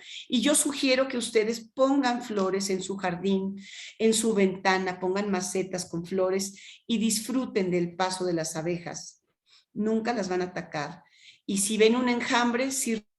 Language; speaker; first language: Spanish; native; Spanish